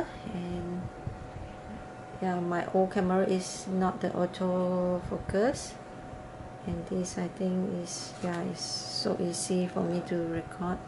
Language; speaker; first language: English; non-native, learner; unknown